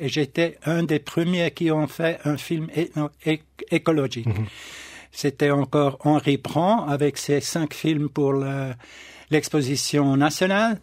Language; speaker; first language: French; non-native, local second language; German